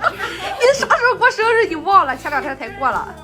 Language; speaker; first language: Chinese; native; Chinese